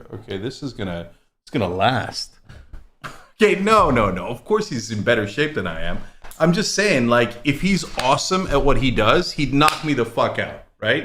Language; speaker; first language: English; native; English